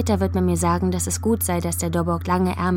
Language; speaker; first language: German; native; German